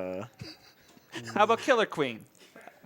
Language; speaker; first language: English; native; English